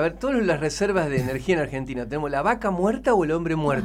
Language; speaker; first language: Spanish; native; Spanish